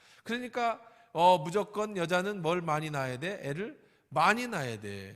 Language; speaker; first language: Korean; native; Korean